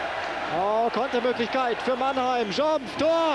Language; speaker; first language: German; native; German